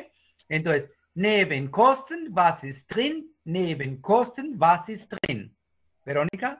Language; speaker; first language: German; non-native, fluent; Spanish